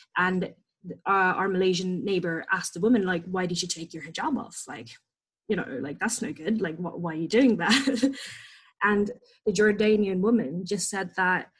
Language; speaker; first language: English; non-native, fluent; Indonesian